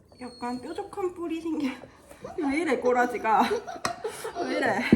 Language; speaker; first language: Korean; native; Korean